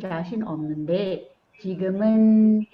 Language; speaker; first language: Korean; non-native, learner; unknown